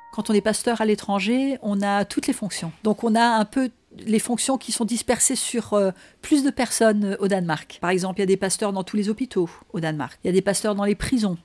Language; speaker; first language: French; non-native, fluent; Danish